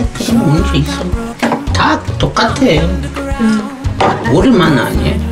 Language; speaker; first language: Korean; non-native, learner; Spanish